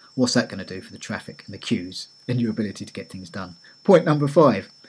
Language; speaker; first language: English; native; English